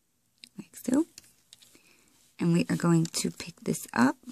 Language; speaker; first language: English; native; English